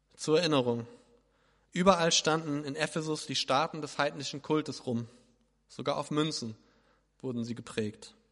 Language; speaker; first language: German; native; German